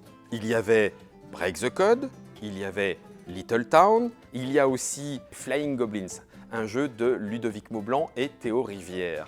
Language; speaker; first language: French; native; French